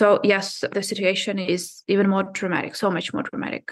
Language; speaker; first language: English; non-native, fluent; Ukrainian